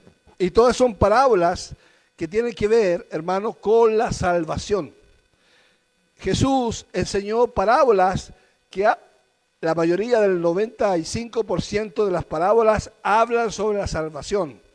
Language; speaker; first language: Spanish; native; Spanish